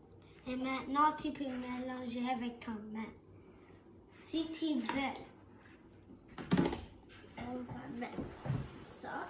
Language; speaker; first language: French; non-native, local second language; English